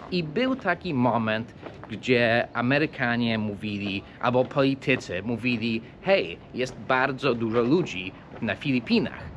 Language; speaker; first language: Polish; non-native, fluent; English